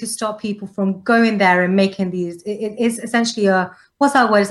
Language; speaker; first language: English; native; English